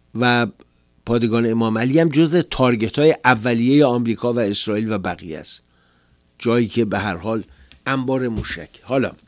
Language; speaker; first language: Persian; native; Persian